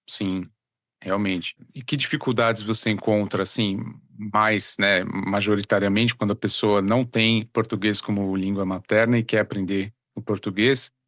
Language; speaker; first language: Portuguese; native; Portuguese